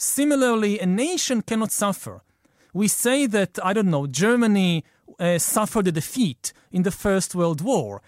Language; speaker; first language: English; non-native, fluent; Hebrew